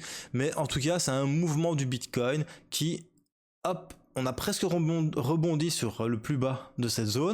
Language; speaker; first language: French; native; French